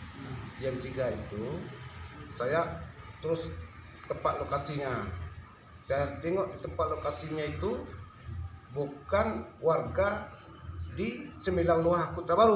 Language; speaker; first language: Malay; non-native, local second language; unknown